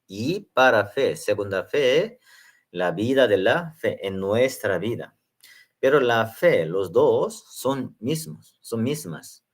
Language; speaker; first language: Spanish; non-native, learner; Korean